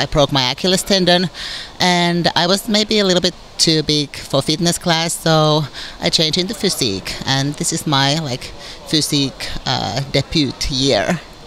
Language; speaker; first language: English; non-native, fluent; Finnish